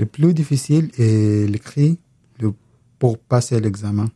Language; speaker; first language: French; non-native, learner; Arabic